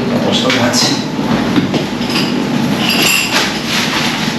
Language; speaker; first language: Italian; non-native, learner; Filipino